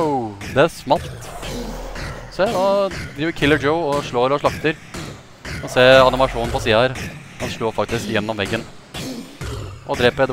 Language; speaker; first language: Norwegian; native; Norwegian